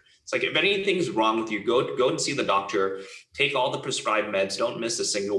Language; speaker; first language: English; non-native, local second language; Cantonese